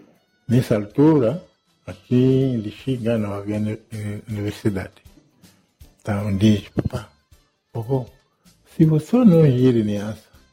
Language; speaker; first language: Portuguese; non-native, local second language; Yao